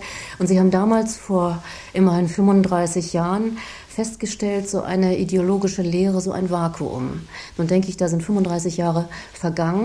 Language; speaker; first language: German; native; German